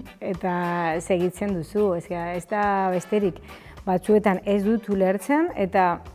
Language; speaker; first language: Basque; non-native, learner; Spanish